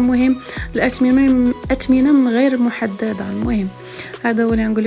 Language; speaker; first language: Arabic; native; Arabic